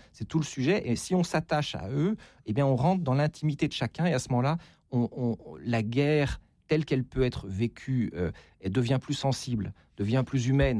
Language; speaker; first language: French; native; French